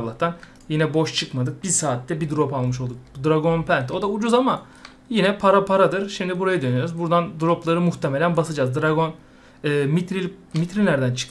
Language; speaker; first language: Turkish; native; Turkish